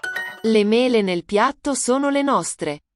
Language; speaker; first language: Italian; non-native, learner; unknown